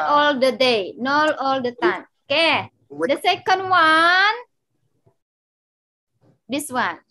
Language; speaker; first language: English; non-native, learner; Indonesian